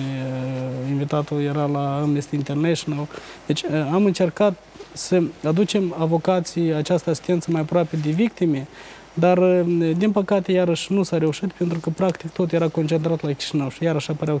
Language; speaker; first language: Romanian; native; Romanian